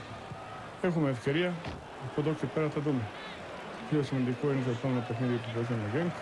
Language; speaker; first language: Greek; non-native, fluent; Bosnian